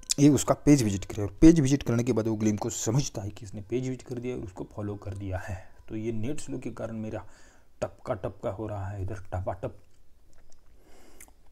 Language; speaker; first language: Hindi; non-native, local second language; Marathi